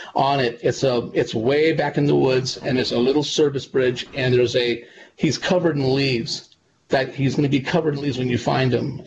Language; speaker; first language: English; native; English